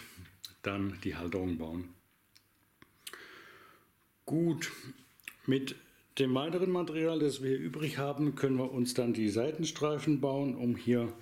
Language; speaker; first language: German; native; German